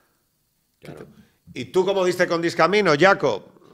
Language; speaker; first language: Spanish; native; Spanish